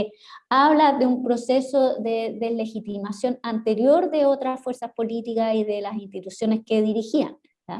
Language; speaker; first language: Spanish; native; Spanish